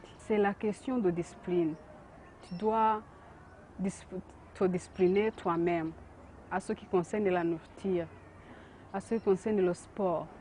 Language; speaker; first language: French; non-native, local second language; Kinyarwanda